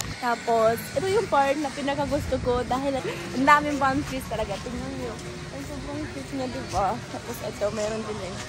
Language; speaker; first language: Filipino; non-native, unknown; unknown